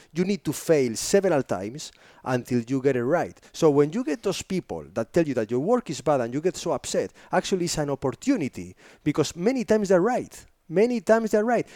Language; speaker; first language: English; non-native, fluent; Spanish